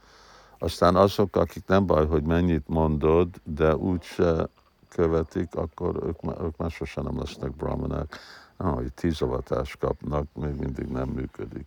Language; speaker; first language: Hungarian; early bilingual, heritage; Hungarian